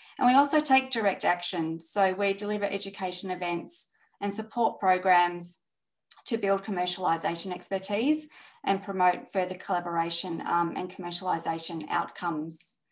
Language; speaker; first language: English; native; English